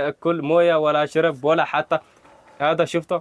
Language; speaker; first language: Arabic; non-native, learner; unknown